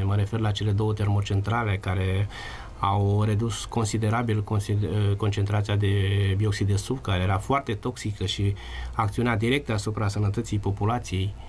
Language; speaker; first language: Romanian; native; Romanian